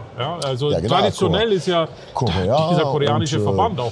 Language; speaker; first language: German; native; German